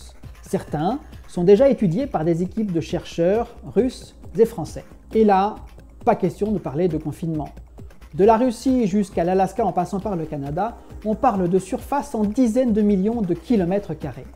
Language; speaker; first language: French; native; French